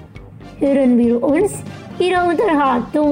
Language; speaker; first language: German; non-native, fluent; Indonesian